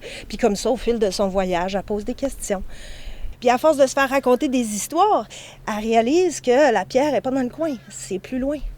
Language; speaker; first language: French; native; French